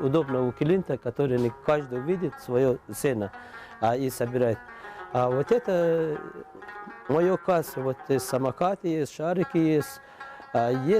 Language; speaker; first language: Russian; non-native, learner; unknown